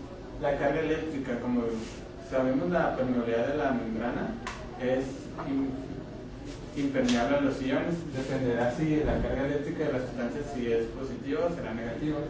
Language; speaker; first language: Spanish; native; Spanish